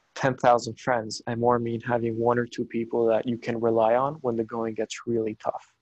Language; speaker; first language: English; non-native, fluent; Spanish